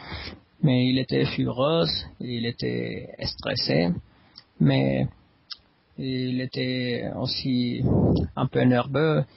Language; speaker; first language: French; non-native, learner; Spanish